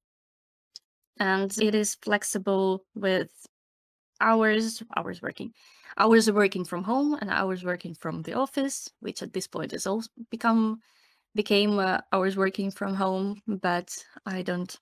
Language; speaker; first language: English; non-native, fluent; Ukrainian